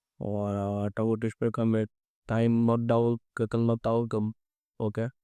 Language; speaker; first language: Hindi; non-native, local second language; Gujarati